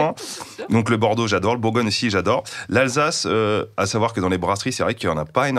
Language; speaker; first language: French; native; French